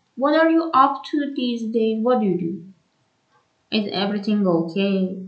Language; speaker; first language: English; non-native, fluent; Persian